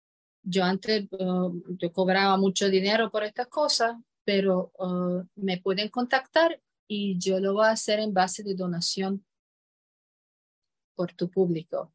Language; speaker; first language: Spanish; non-native, fluent; Croatian